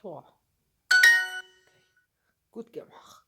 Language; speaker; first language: German; non-native, learner; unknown